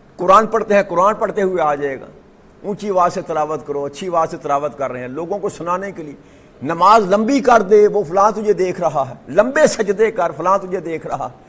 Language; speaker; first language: Urdu; non-native, local second language; Punjabi